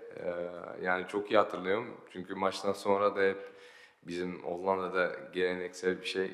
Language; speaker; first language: Turkish; early bilingual, heritage; Turkish